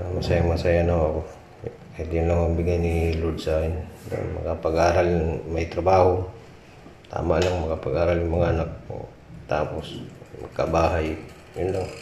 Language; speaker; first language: Filipino; non-native, local second language; Cebuano